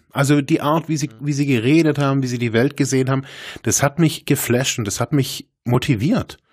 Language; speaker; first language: German; native; German